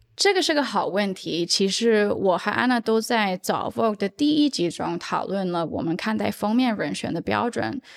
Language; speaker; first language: Chinese; early bilingual, heritage; Chinese